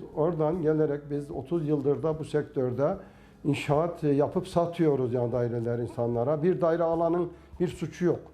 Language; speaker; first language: Turkish; native; Turkish